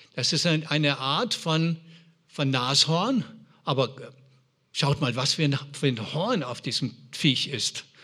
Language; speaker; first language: German; non-native, fluent; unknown